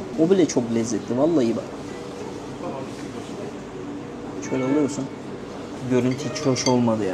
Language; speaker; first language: Turkish; native; Turkish